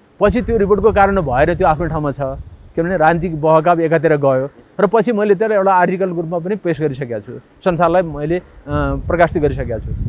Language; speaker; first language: Nepali; native; Nepali